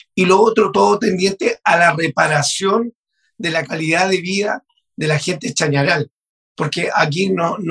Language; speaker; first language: Spanish; native; Spanish